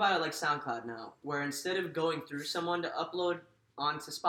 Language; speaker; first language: English; native; English